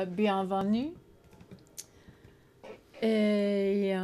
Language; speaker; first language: French; non-native, learner; English